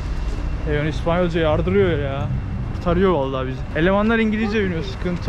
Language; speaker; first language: Turkish; native; Turkish